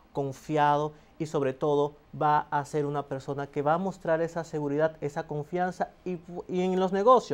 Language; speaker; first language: Spanish; native; Spanish